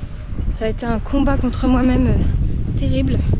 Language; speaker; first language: French; native; French